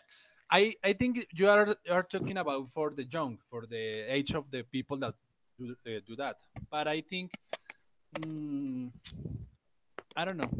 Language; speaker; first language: English; non-native, learner; Spanish